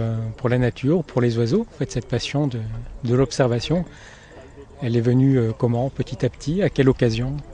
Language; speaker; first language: French; native; French